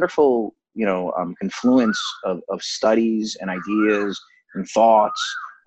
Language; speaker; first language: English; native; English